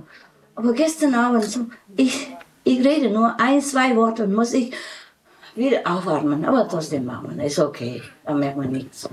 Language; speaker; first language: German; non-native, learner; Vietnamese